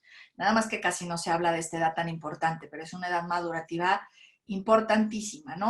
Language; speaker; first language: Spanish; native; Spanish